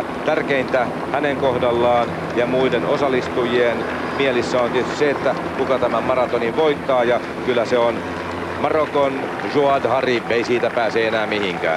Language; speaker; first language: Finnish; native; Finnish